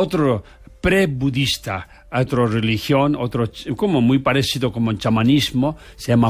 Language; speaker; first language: Spanish; non-native, learner; Tibetan